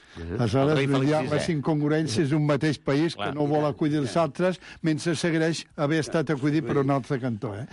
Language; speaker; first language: Catalan; native; Catalan